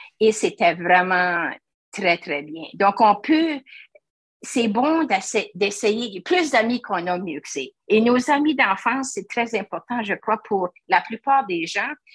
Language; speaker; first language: French; native; French